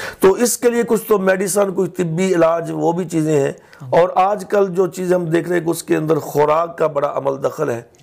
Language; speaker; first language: Urdu; non-native, local second language; Punjabi